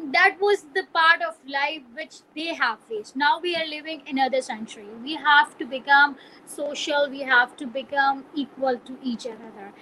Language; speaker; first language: English; non-native, local second language; Punjabi